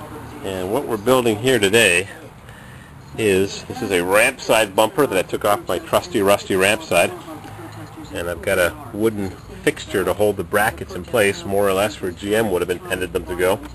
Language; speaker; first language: English; native; English